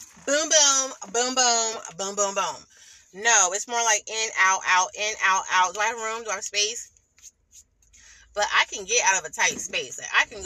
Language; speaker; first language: English; native; English